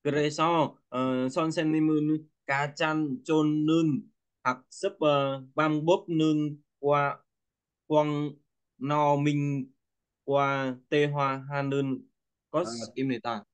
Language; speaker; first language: Korean; non-native, learner; Vietnamese